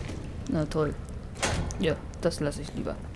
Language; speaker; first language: German; native; German